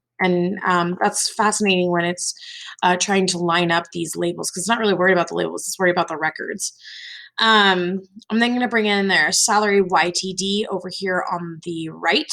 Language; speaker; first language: English; native; English